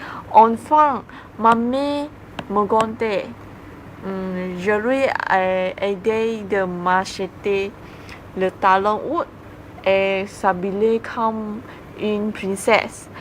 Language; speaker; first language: French; non-native, learner; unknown